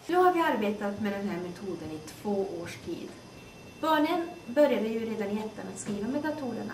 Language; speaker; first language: Swedish; native; Swedish